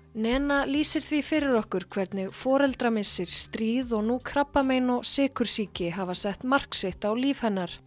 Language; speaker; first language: Icelandic; native; Icelandic